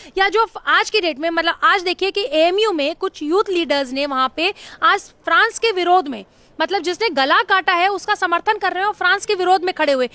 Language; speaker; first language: Hindi; native; Hindi